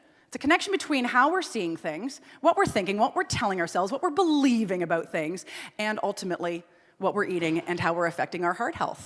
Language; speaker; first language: English; native; English